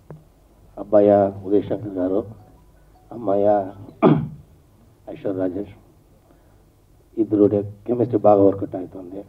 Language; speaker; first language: Telugu; non-native, learner; Tamil